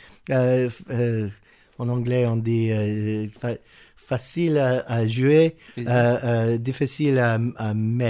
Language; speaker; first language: French; non-native, learner; English